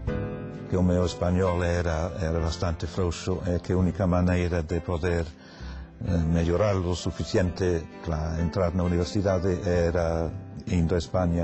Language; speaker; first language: Galician; non-native, fluent; English